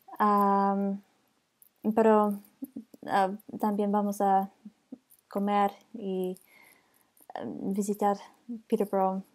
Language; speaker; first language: Spanish; non-native, learner; English